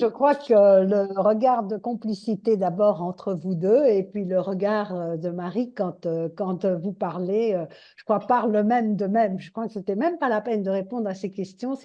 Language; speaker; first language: French; native; French